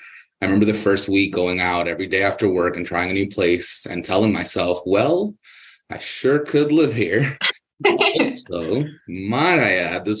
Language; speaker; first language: English; native; English